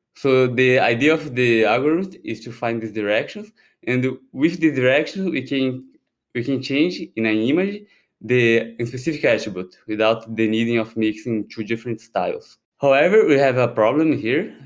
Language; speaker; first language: English; non-native, fluent; Portuguese